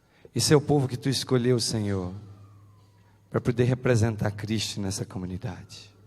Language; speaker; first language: Portuguese; native; Portuguese